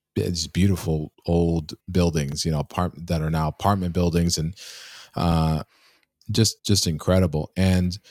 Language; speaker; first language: English; native; English